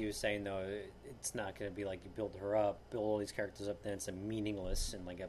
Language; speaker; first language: English; native; English